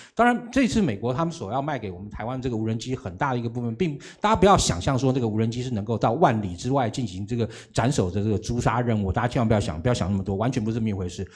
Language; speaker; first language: Chinese; native; Chinese